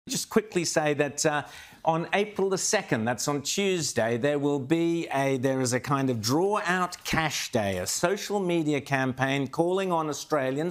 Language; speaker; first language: English; native; English